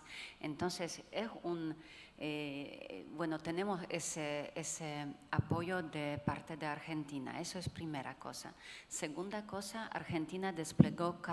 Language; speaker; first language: Spanish; non-native, fluent; Polish